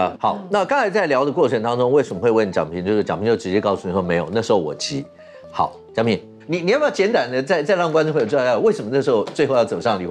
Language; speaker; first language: Chinese; native; Chinese